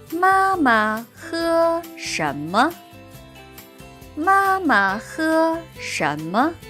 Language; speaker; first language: Chinese; non-native, learner; Thai